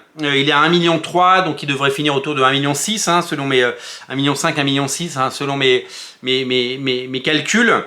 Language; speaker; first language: French; native; French